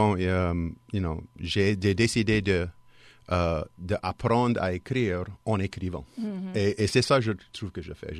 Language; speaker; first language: French; native; French